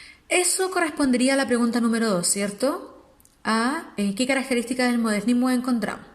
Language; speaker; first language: Spanish; native; Spanish